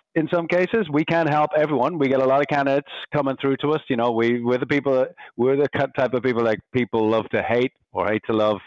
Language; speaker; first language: English; native; English